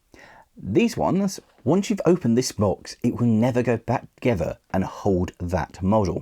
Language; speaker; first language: English; native; English